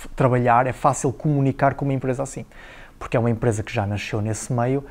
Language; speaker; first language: Portuguese; native; Portuguese